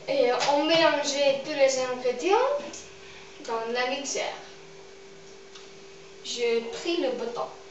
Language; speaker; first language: French; non-native, learner; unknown